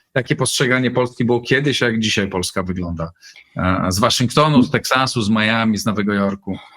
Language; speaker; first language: Polish; native; Polish